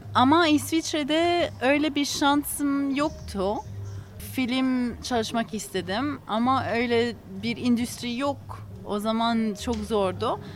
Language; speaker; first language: Turkish; non-native, learner; English